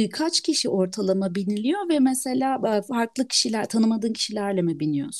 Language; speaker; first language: Turkish; native; Turkish